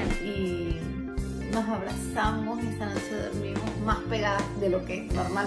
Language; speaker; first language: Spanish; native; Spanish